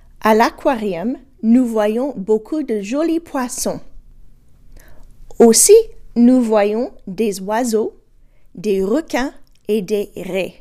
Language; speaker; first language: French; non-native, fluent; English